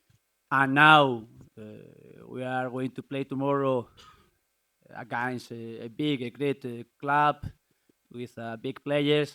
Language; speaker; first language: English; non-native, learner; Spanish